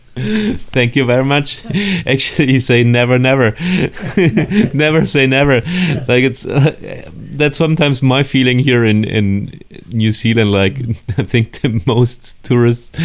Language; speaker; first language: English; non-native, fluent; German